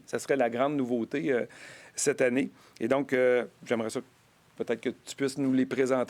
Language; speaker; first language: French; native; French